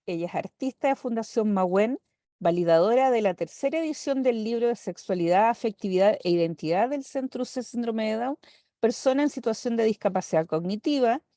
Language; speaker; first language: Spanish; native; Spanish